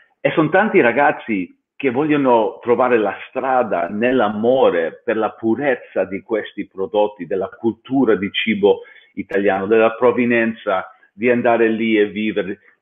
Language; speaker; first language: Italian; non-native, fluent; English